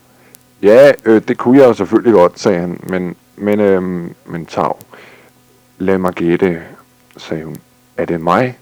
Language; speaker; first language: Danish; native; Danish